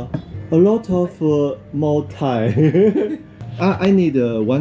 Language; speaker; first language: English; non-native, learner; Chinese